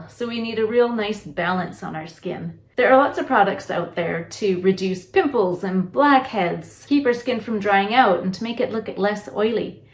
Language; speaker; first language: English; native; English